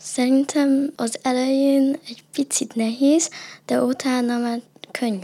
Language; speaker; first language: Hungarian; non-native, learner; Chinese